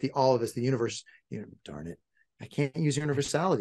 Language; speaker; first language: English; native; English